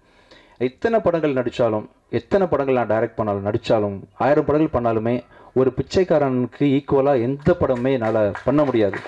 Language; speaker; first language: Tamil; native; Tamil